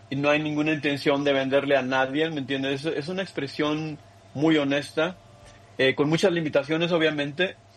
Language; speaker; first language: Spanish; early bilingual, heritage; Spanish